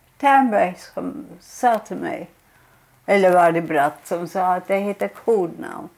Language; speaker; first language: Swedish; non-native, fluent; German